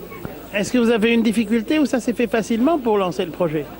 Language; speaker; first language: French; native; French